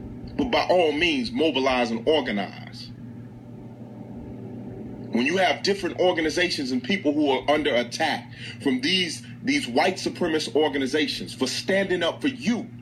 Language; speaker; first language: English; native; English